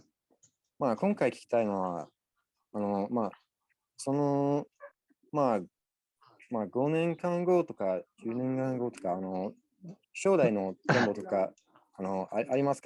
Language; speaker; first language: Japanese; non-native, learner; English